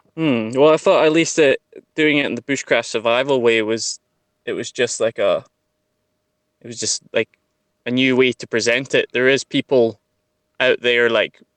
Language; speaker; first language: English; native; English